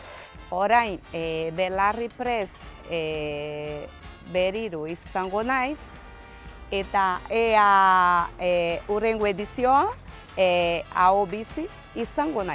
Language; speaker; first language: Basque; non-native, learner; Portuguese